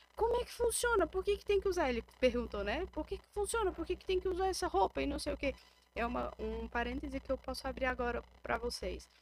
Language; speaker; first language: Portuguese; native; Portuguese